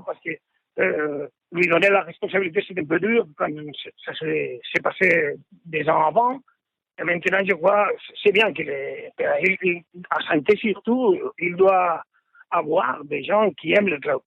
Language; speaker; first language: French; non-native, fluent; Spanish